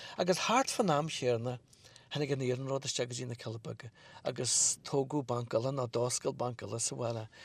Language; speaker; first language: Irish; native; Irish